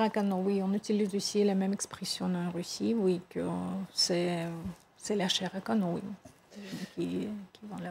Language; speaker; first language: French; non-native, fluent; Russian